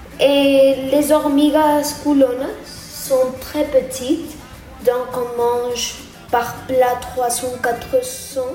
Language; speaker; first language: French; non-native, learner; Spanish